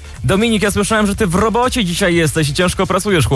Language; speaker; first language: Polish; native; Polish